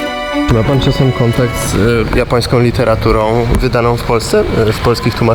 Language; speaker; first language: Polish; native; Polish